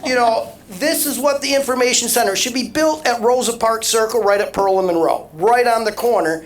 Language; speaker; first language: English; native; English